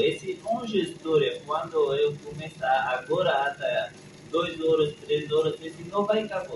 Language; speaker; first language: Portuguese; non-native, learner; Persian